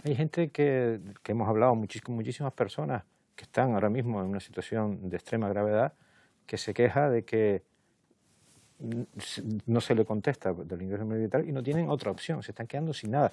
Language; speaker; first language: Spanish; native; Spanish